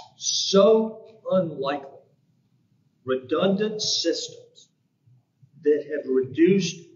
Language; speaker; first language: English; native; English